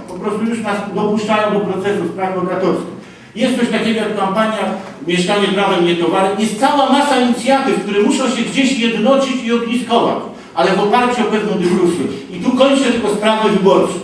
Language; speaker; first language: Polish; native; Polish